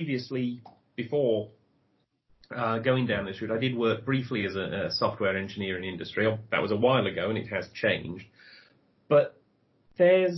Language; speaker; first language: English; native; English